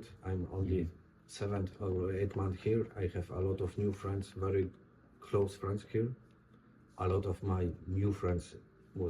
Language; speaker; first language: English; non-native, learner; Polish